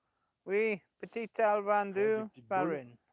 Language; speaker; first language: French; non-native, learner; English